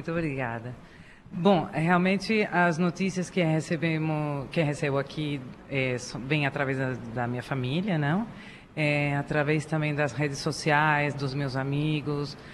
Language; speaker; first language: Portuguese; non-native, fluent; Spanish